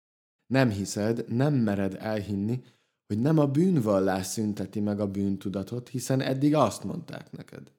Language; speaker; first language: Hungarian; native; Hungarian